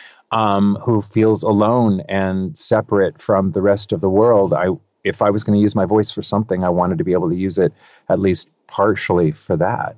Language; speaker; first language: English; native; English